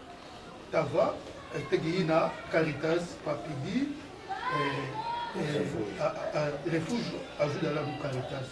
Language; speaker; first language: Portuguese; non-native, learner; Lingala